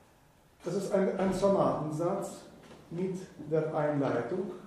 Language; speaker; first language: German; non-native, fluent; Russian